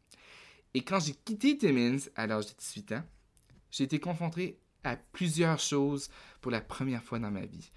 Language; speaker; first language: French; native; French